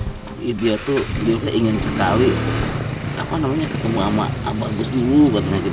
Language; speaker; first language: Indonesian; native; Indonesian